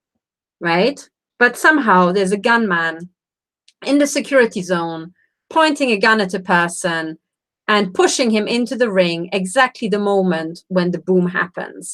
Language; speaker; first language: English; non-native, fluent; Romanian